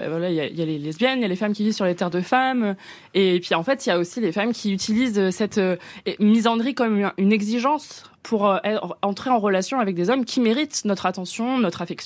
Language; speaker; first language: French; native; French